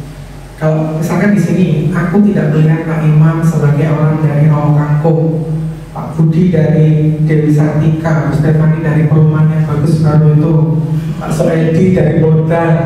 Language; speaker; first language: Indonesian; native; Indonesian